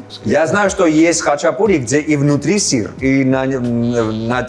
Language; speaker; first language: Russian; non-native, fluent; Armenian